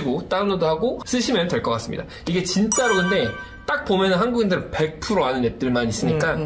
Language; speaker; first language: Korean; native; Korean